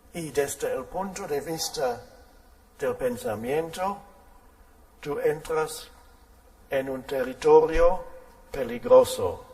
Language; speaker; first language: Spanish; non-native, fluent; German